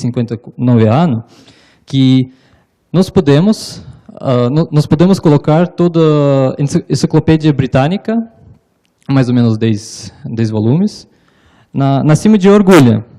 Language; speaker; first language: Portuguese; non-native, learner; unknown